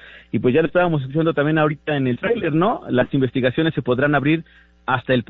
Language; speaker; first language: Spanish; native; Spanish